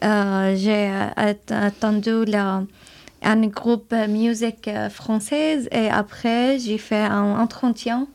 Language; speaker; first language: French; non-native, learner; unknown